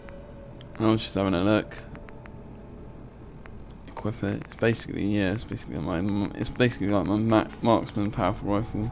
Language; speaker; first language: English; native; English